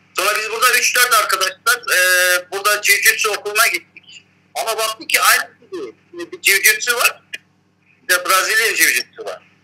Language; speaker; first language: Turkish; early bilingual, heritage; Turkish